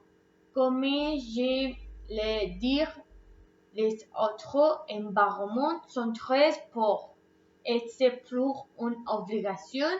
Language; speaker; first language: French; non-native, learner; Spanish